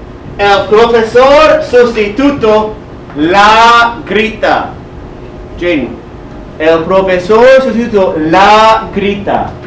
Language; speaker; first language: Spanish; non-native, fluent; English